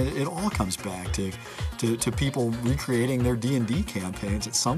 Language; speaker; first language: English; native; English